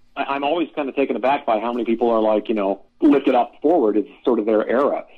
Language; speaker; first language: English; native; English